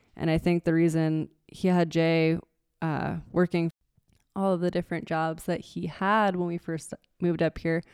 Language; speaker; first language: English; native; English